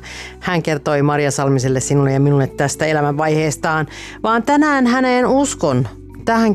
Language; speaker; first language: Finnish; native; Finnish